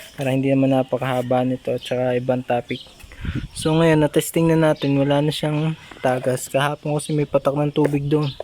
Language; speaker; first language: Filipino; native; Filipino